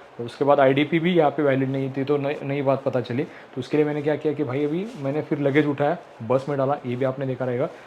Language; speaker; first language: Hindi; non-native, local second language; Marathi